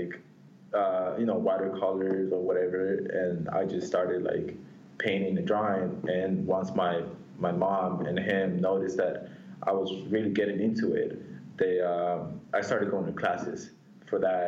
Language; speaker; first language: English; non-native, fluent; Spanish